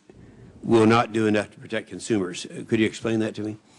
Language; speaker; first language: English; native; English